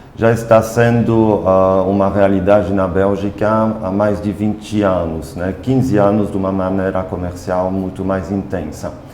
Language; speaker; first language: Portuguese; non-native, fluent; French